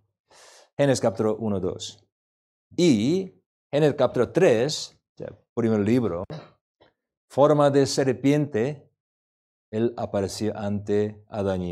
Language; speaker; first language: Spanish; non-native, learner; Korean